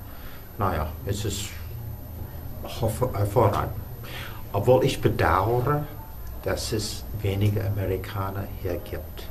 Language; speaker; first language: German; non-native, fluent; English